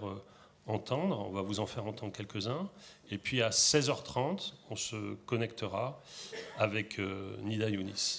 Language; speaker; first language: French; native; French